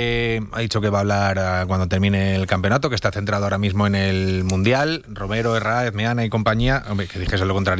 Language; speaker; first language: Spanish; native; Spanish